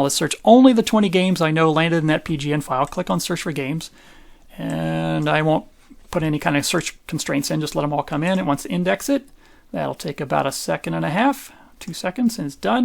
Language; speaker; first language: English; native; English